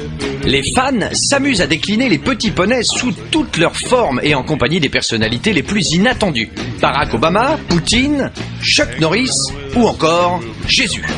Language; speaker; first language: French; native; French